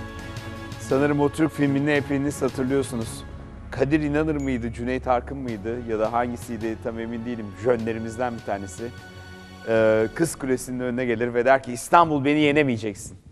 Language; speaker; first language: Turkish; native; Turkish